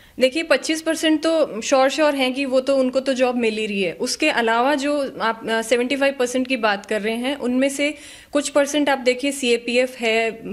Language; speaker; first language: Hindi; native; Hindi